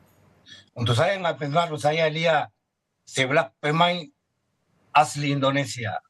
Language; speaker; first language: Indonesian; non-native, fluent; Spanish